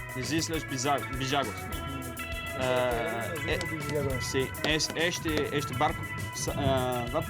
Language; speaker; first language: Portuguese; non-native, learner; French